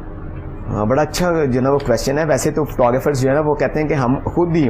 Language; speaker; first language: Urdu; native; Urdu